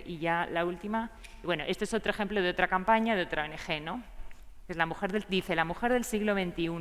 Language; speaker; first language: Spanish; native; Spanish